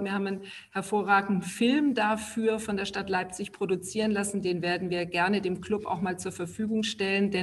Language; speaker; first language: German; native; German